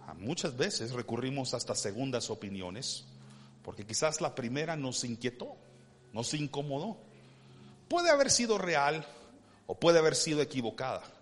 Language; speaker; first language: Spanish; early bilingual, heritage; Spanish